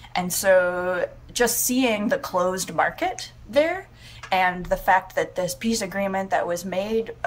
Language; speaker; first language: English; native; English